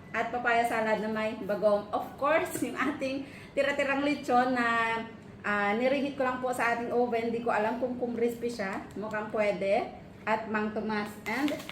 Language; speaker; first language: Filipino; non-native, local second language; Iloko